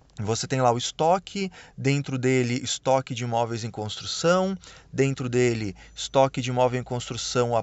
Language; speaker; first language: Portuguese; native; Portuguese